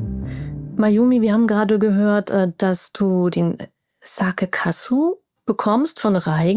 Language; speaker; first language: German; native; German